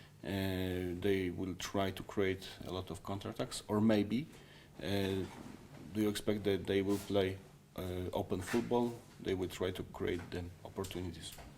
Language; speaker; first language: English; non-native, fluent; Polish